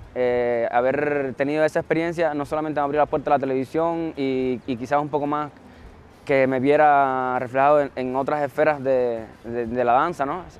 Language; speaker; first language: Spanish; native; Spanish